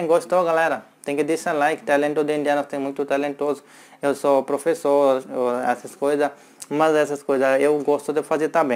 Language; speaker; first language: Portuguese; non-native, learner; Hindi